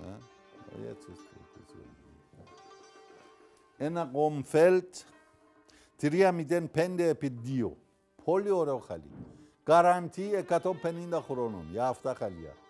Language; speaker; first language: Greek; non-native, learner; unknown